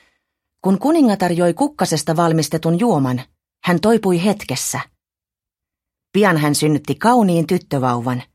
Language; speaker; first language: Finnish; native; Finnish